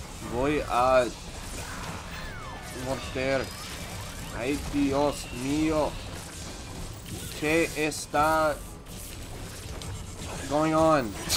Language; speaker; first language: Spanish; non-native, learner; English